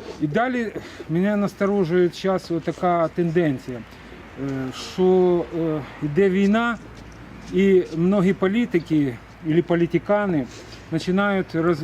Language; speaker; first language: Ukrainian; non-native, local second language; Russian